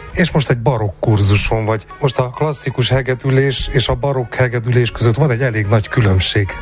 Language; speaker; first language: Hungarian; native; Hungarian